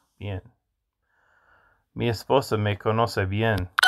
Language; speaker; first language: Spanish; non-native, learner; English